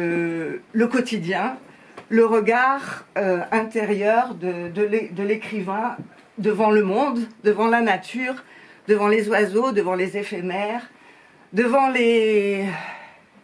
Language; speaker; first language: French; native; French